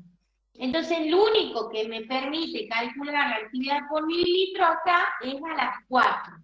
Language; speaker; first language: Spanish; native; Spanish